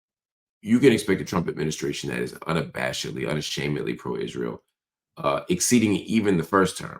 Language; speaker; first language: English; native; English